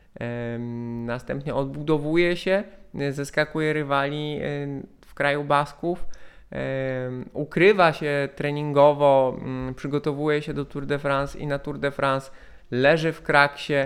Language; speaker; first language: Polish; native; Polish